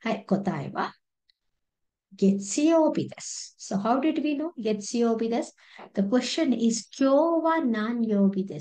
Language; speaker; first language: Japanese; non-native, fluent; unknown